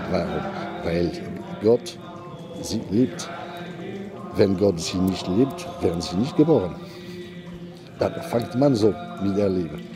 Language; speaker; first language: German; non-native, fluent; Arabic